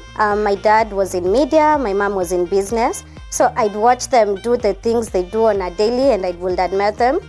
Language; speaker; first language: English; non-native, local second language; Kikuyu